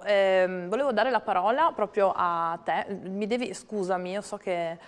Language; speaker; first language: Italian; native; Italian